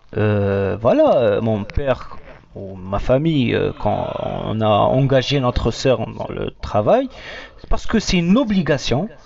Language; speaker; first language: French; non-native, local second language; Arabic